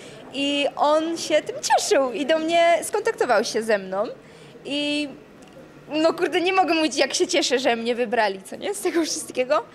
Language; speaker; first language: Polish; early bilingual, heritage; Polish